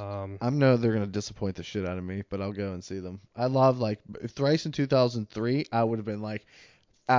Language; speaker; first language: English; native; English